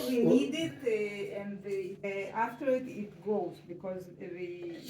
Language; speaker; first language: English; non-native, learner; Russian